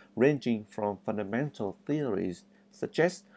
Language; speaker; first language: English; non-native, fluent; Vietnamese